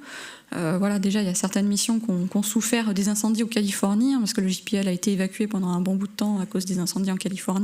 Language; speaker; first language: French; native; French